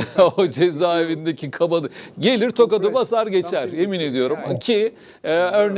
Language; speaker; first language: Turkish; native; Turkish